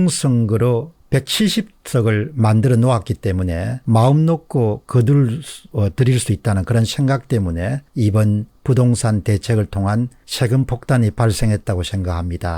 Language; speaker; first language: Korean; native; Korean